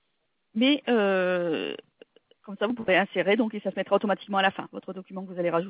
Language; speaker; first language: French; native; French